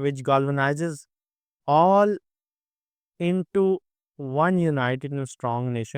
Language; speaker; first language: English; non-native, local second language; Urdu